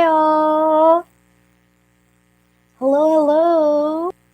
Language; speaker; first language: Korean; non-native, learner; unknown